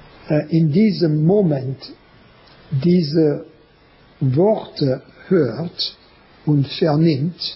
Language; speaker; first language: German; non-native, learner; French